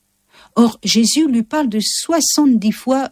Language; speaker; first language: French; native; French